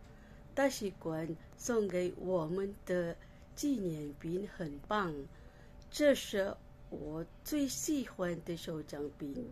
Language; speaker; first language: Chinese; non-native, learner; Malay